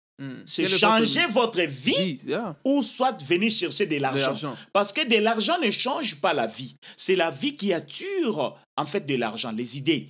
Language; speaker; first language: French; non-native, local second language; Lingala